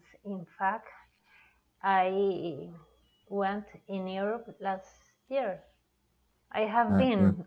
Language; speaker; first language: English; non-native, learner; Spanish